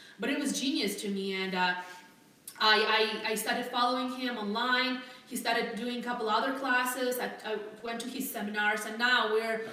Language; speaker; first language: English; non-native, fluent; Russian